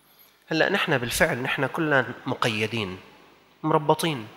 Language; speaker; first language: Arabic; native; Arabic